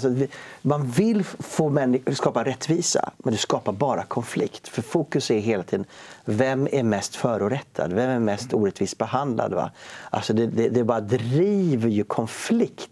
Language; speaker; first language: Swedish; native; Swedish